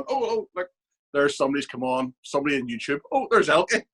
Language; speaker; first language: English; native; English